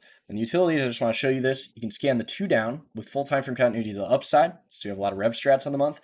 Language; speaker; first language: English; native; English